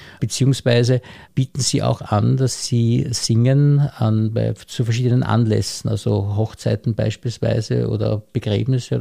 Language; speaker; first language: German; native; German